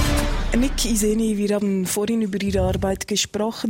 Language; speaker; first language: German; native; German